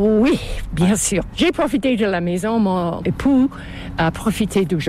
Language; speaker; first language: French; non-native, fluent; English